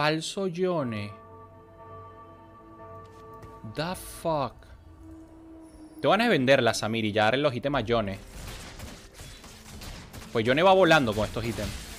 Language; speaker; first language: Spanish; native; Spanish